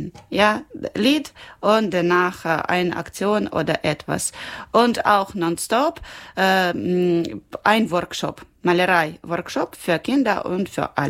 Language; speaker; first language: German; non-native, learner; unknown